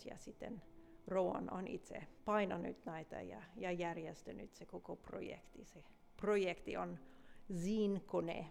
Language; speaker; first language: Finnish; non-native, fluent; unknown